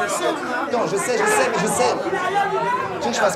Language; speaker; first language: French; native; French